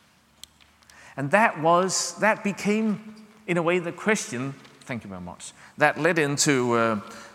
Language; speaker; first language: English; non-native, fluent; Danish